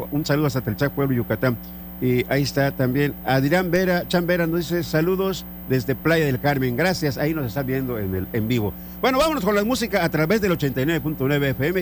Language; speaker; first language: Spanish; native; Spanish